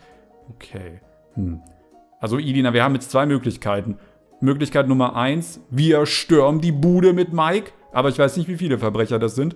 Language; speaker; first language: German; native; German